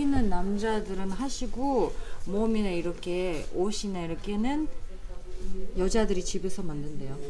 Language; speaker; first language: Korean; non-native, fluent; Uzbek